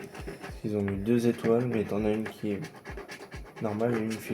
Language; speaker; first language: French; native; French